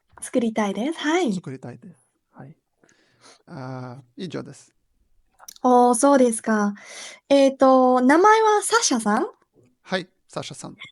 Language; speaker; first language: Japanese; non-native, learner; Ukrainian